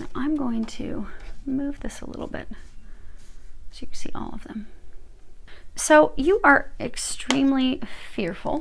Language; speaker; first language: English; native; English